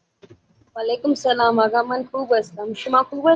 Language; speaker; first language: Persian; non-native, learner; Urdu